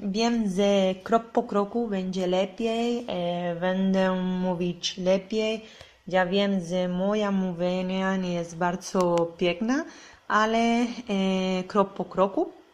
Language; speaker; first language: Polish; non-native, learner; Spanish